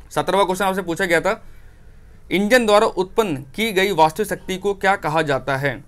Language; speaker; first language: Hindi; native; Hindi